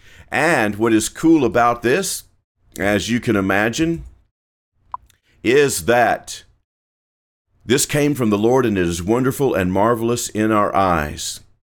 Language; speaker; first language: English; native; English